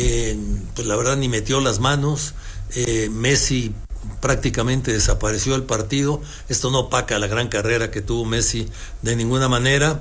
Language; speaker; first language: Spanish; native; Spanish